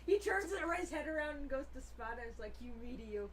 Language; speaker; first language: English; native; English